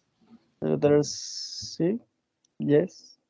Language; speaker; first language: English; non-native, learner; Spanish